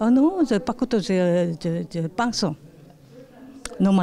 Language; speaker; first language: French; non-native, learner; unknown